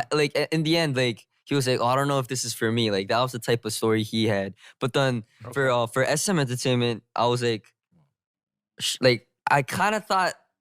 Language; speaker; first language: English; early bilingual, other home language; Korean